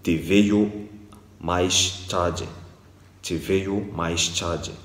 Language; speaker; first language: Portuguese; non-native, fluent; French